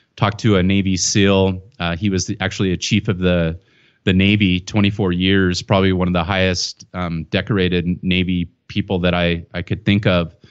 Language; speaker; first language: English; native; English